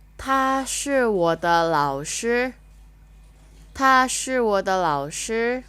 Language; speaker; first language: Chinese; non-native, learner; Indonesian